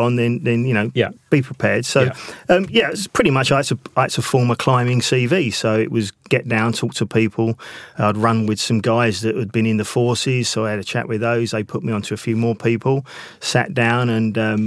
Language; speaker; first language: English; native; English